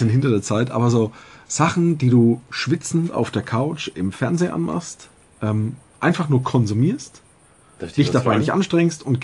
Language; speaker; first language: German; native; German